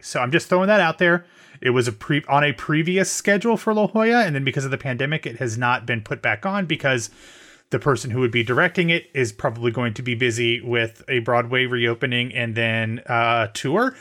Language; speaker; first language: English; native; English